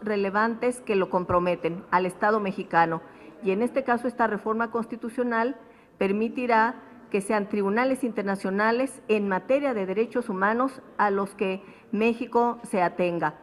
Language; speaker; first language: Spanish; native; Spanish